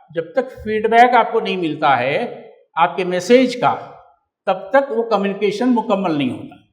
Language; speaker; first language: Urdu; native; Urdu